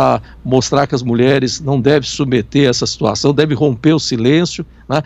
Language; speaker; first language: Portuguese; native; Portuguese